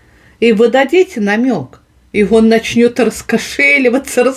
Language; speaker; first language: Russian; native; Russian